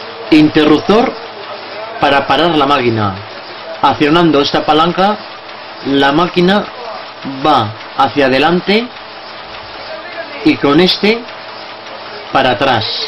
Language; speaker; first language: Spanish; native; Spanish